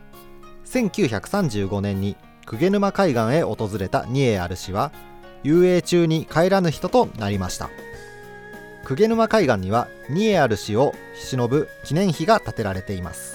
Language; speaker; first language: Japanese; native; Japanese